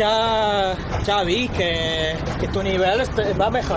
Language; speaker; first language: Spanish; non-native, fluent; English